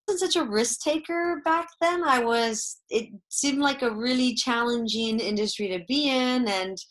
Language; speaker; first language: English; native; English